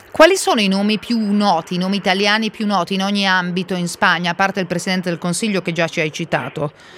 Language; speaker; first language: Italian; native; Italian